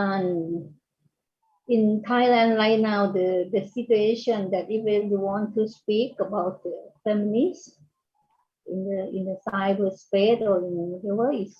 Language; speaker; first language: English; non-native, fluent; Thai